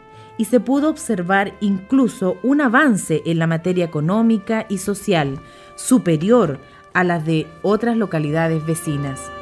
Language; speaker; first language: Spanish; native; Spanish